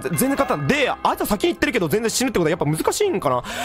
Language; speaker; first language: Japanese; native; Japanese